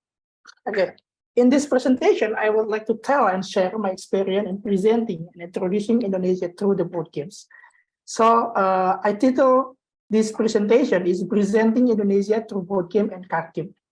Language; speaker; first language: English; non-native, learner; Indonesian